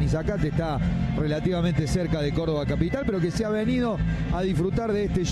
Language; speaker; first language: Spanish; native; Spanish